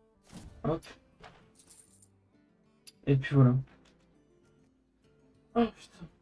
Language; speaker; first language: French; native; French